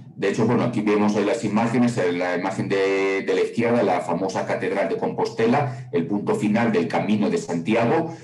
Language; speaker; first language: Spanish; native; Spanish